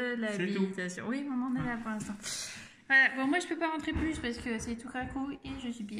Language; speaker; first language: French; native; French